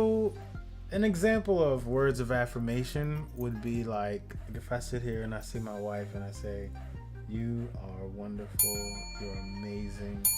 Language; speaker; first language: English; native; English